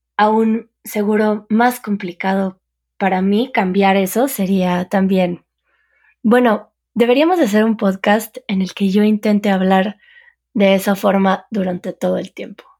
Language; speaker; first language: Spanish; native; Spanish